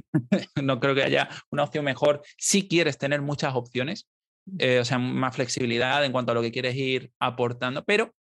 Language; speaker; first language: Spanish; native; Spanish